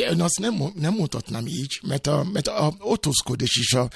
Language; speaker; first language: Hungarian; non-native, fluent; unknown